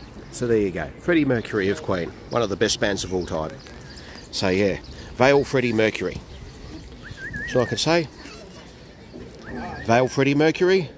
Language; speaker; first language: English; native; English